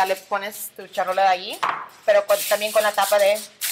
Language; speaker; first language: Spanish; early bilingual, heritage; Spanish